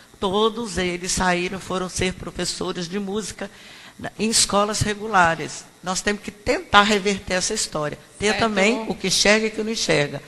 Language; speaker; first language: Portuguese; native; Portuguese